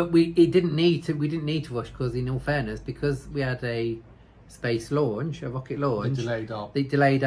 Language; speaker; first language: English; native; English